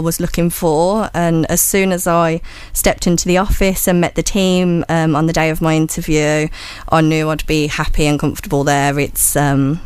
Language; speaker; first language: English; native; English